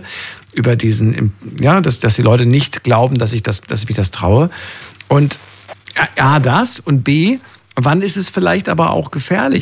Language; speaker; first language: German; native; German